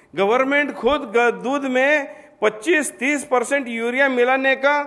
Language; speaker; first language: Hindi; non-native, local second language; Marathi